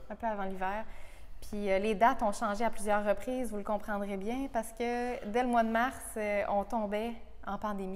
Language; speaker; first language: French; native; French